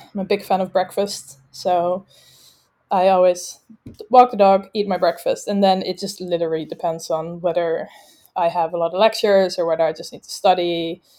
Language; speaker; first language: English; non-native, fluent; Dutch